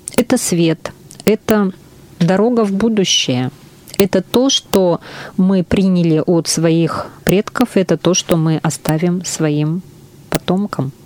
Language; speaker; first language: Russian; native; Russian